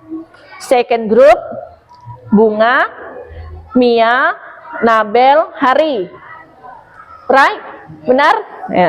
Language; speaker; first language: English; non-native, local second language; Indonesian